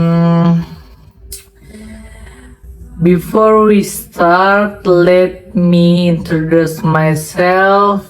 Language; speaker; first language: English; non-native, learner; Indonesian